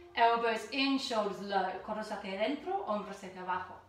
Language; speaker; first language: Spanish; non-native, fluent; English